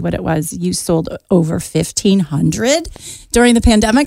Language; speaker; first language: English; native; English